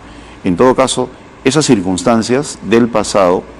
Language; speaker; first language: Spanish; native; Spanish